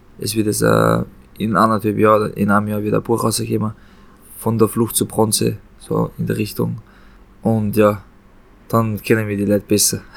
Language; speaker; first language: German; early bilingual, other home language; Chechen